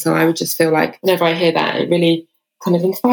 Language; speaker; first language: English; native; English